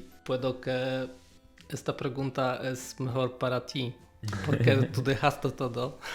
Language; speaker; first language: Spanish; non-native, learner; Polish